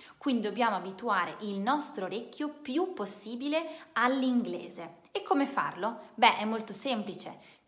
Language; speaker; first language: Italian; native; Italian